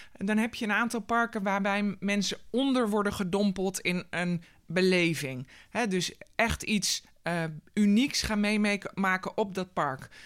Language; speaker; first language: Dutch; native; Dutch